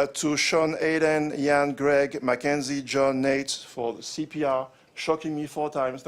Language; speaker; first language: English; non-native, fluent; French